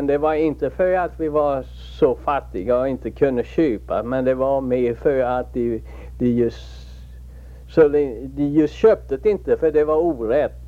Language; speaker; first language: Swedish; early bilingual, heritage; Swedish